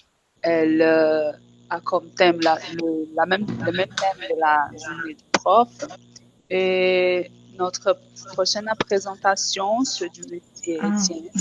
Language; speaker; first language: French; non-native, fluent; Portuguese